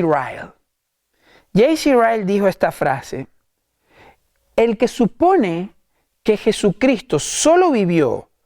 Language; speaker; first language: Spanish; native; Spanish